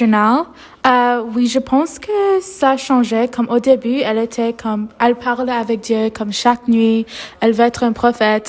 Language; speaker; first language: French; non-native, learner; English